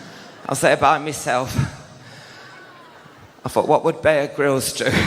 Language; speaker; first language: English; native; English